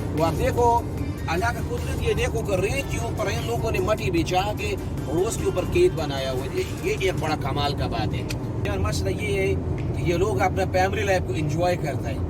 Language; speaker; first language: Urdu; non-native, local second language; Pashto